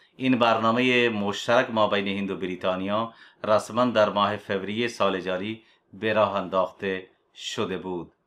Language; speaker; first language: Persian; non-native, fluent; Urdu